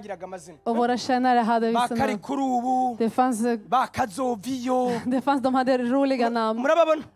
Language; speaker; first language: Swedish; early bilingual, other home language; Kinyarwanda